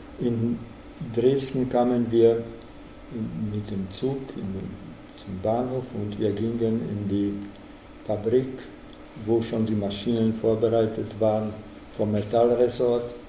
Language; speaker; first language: German; non-native, fluent; Czech